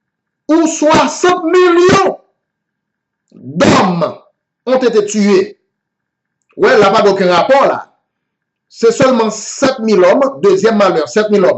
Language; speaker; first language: French; non-native, local second language; Haitian Creole